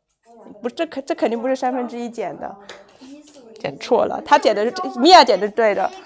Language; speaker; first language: Chinese; non-native, fluent; English